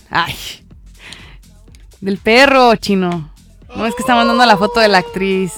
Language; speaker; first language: Spanish; native; Spanish